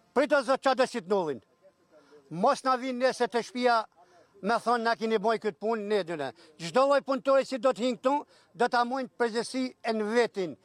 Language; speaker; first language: Albanian; native; Albanian